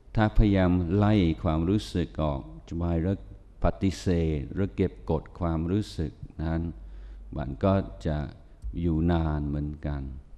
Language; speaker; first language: Thai; non-native, fluent; English